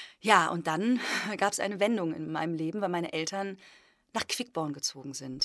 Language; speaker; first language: German; early bilingual, other home language; Polish